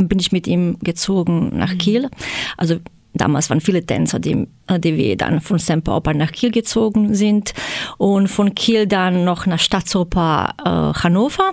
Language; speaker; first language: German; non-native, fluent; Croatian